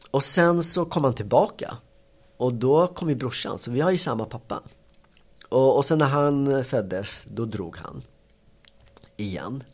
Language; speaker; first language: Swedish; early bilingual, other home language; Spanish